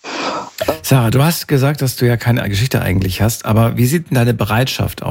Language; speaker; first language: German; native; German